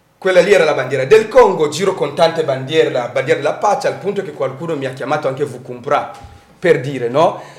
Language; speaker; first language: Italian; non-native, fluent; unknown